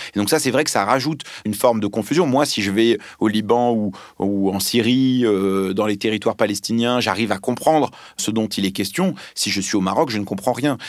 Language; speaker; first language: French; early bilingual, other home language; Arabic